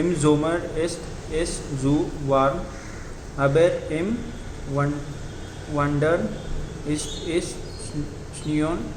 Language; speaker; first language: German; non-native, learner; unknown